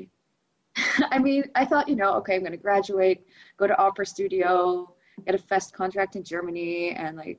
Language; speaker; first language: English; non-native, fluent; Russian